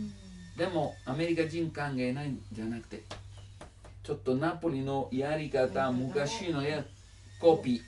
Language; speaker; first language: Japanese; non-native, learner; Italian